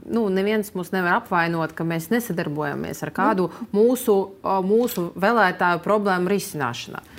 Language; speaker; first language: Latvian; non-native, local second language; Russian